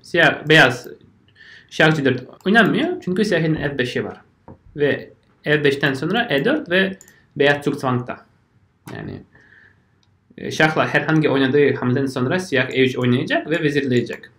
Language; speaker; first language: Turkish; non-native, fluent; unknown